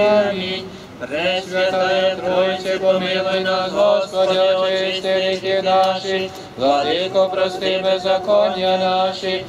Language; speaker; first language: Ukrainian; native; Ukrainian